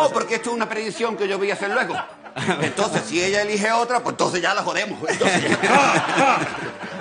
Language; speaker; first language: Spanish; native; Spanish